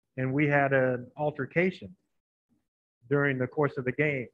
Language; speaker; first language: English; native; English